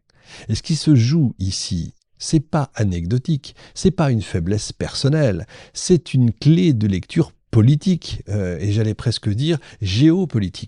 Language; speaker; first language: French; native; French